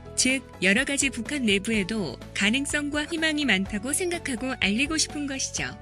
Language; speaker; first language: Korean; native; Korean